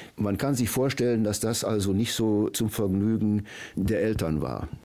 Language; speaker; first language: German; native; German